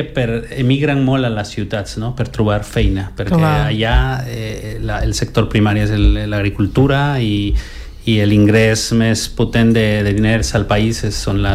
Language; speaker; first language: Catalan; non-native, fluent; Spanish